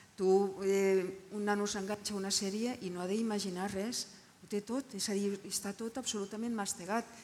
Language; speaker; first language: Catalan; non-native, local second language; Spanish